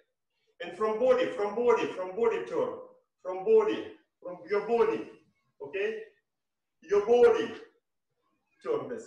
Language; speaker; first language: English; non-native, learner; Russian